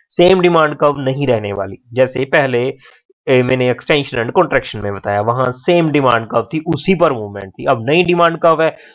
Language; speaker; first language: Hindi; native; Hindi